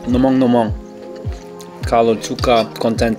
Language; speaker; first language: Indonesian; non-native, learner; German